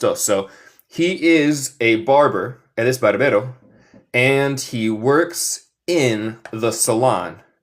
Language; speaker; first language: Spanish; non-native, fluent; English